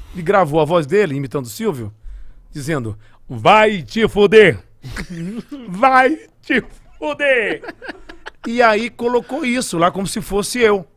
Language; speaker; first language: Portuguese; native; Portuguese